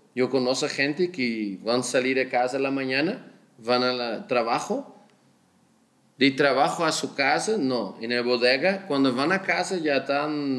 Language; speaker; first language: Spanish; non-native, learner; Dutch